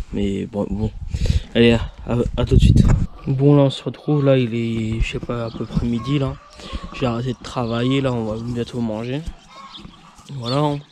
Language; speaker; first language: French; native; French